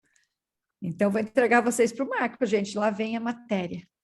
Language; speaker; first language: Portuguese; native; Portuguese